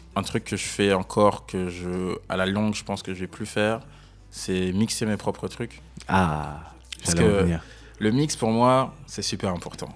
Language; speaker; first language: French; native; French